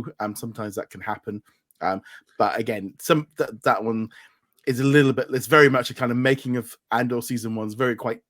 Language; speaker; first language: English; native; English